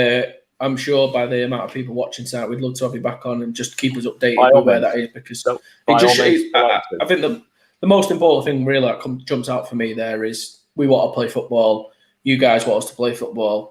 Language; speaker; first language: English; native; English